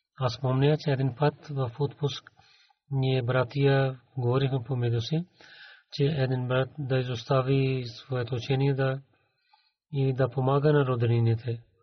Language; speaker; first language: Bulgarian; non-native, learner; Urdu